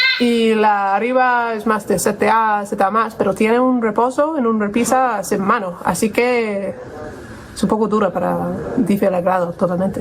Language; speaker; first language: Spanish; non-native, learner; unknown